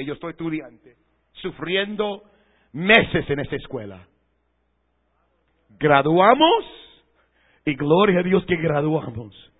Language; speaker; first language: Spanish; non-native, fluent; English